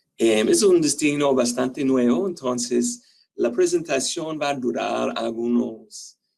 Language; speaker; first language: Spanish; non-native, fluent; English